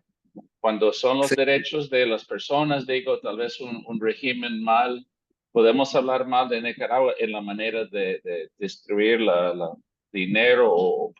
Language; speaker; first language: Spanish; non-native, fluent; English